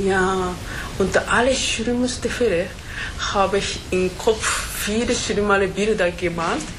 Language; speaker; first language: German; non-native, fluent; Japanese